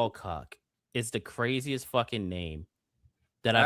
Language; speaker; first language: English; native; English